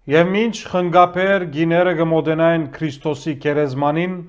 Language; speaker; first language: Armenian; native; Armenian